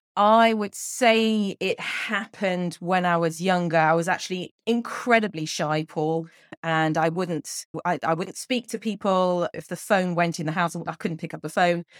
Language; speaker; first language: English; native; English